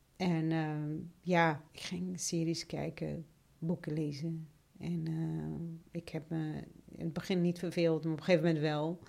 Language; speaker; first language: Dutch; non-native, fluent; Arabic